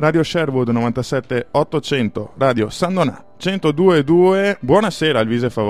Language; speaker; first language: Italian; native; Italian